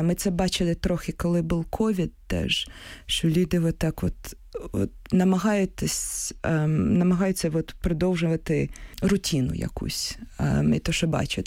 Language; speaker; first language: Ukrainian; non-native, local second language; Russian